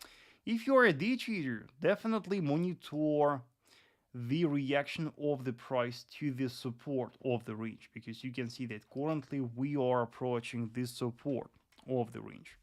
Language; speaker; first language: English; non-native, fluent; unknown